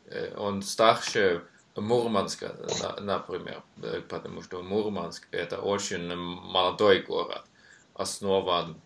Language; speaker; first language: Russian; non-native, learner; Norwegian